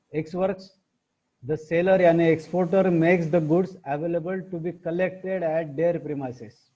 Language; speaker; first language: Hindi; non-native, local second language; Marathi